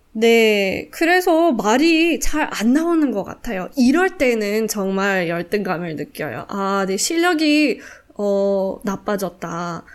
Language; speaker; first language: Korean; non-native, fluent; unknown